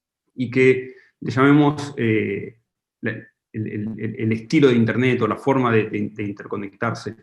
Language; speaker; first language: Spanish; native; Spanish